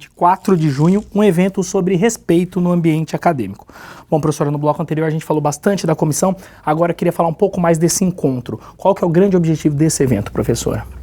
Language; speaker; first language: Portuguese; native; Portuguese